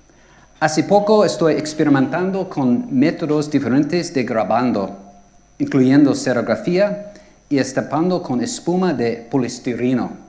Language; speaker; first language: Spanish; non-native, fluent; English